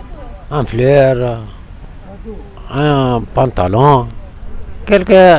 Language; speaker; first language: French; non-native, learner; Arabic